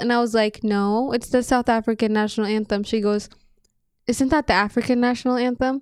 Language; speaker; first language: English; non-native, fluent; Amharic